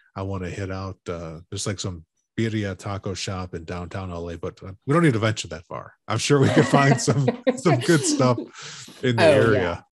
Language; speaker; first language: English; native; English